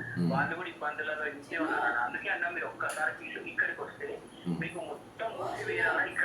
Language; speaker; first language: Telugu; native; Telugu